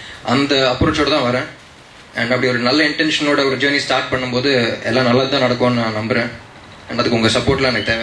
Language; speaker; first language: Tamil; non-native, local second language; Telugu